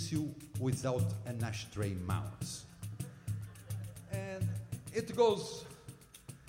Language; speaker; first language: English; non-native, learner; Portuguese